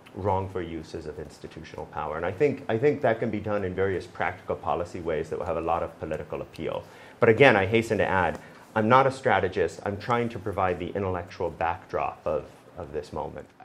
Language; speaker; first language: English; native; English